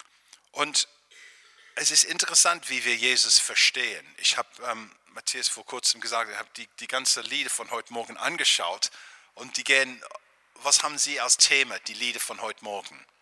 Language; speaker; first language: German; non-native, fluent; English